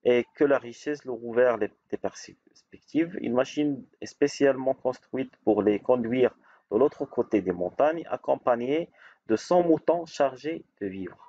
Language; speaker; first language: French; non-native, local second language; Arabic